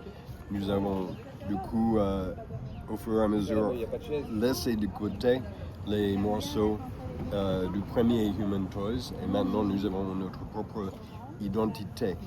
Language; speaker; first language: French; non-native, fluent; English